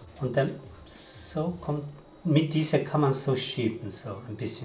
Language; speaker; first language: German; non-native, learner; Tibetan